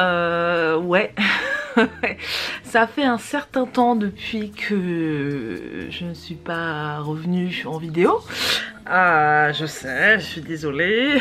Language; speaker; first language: French; native; French